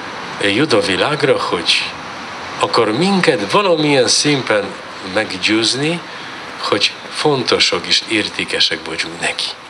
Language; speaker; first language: Hungarian; non-native, learner; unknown